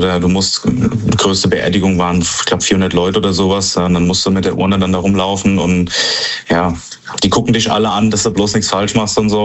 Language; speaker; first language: German; native; German